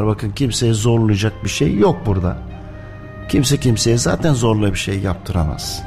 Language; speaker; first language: Turkish; native; Turkish